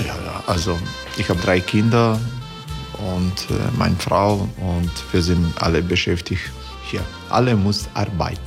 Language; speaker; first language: German; non-native, learner; Croatian